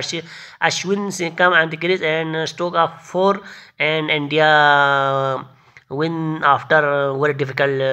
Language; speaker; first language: English; non-native, learner; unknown